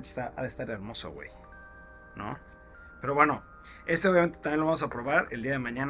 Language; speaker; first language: Spanish; native; Spanish